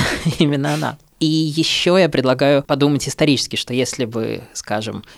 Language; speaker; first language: Russian; native; Russian